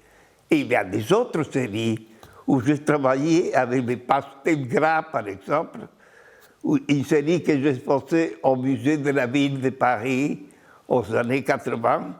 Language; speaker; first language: French; non-native, fluent; Spanish